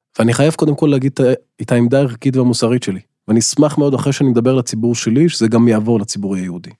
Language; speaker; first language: Hebrew; non-native, local second language; Arabic